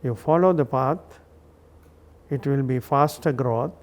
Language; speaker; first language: English; non-native, local second language; Sinhala